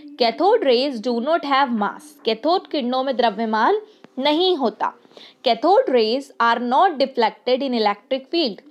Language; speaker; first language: Hindi; native; Hindi